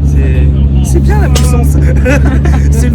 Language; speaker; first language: French; native; French